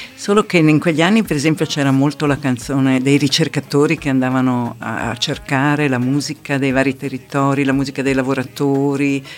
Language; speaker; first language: Italian; native; Italian